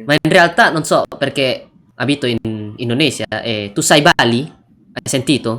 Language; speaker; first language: Italian; non-native, learner; Indonesian